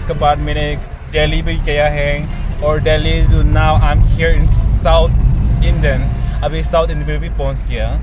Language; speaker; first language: Hindi; non-native, local second language; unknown